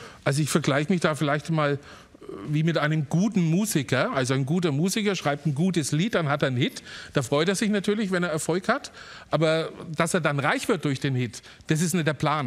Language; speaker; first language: German; native; German